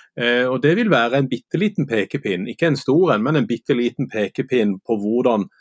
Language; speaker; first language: Norwegian; native; Norwegian